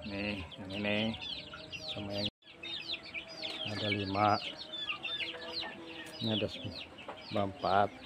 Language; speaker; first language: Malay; non-native, local second language; Javanese